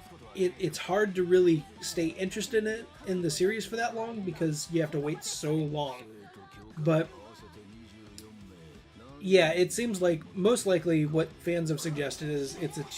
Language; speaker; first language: English; native; English